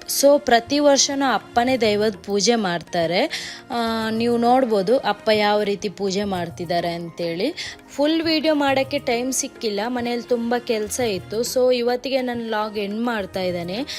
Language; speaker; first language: Kannada; non-native, local second language; Tulu